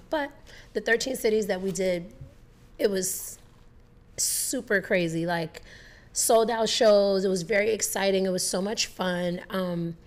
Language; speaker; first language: English; native; English